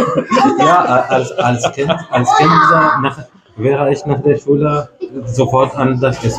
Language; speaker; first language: German; non-native, fluent; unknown